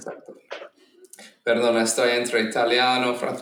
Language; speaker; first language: Spanish; non-native, fluent; English